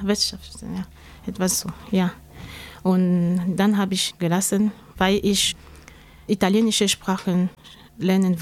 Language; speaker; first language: German; non-native, learner; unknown